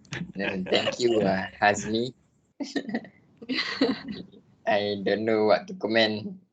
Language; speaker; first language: English; non-native, local second language; Malay